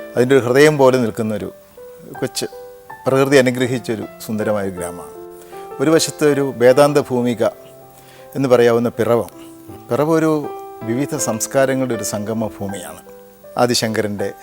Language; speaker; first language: Malayalam; native; Malayalam